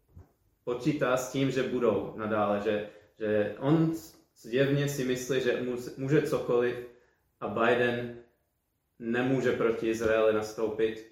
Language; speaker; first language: Czech; non-native, fluent; English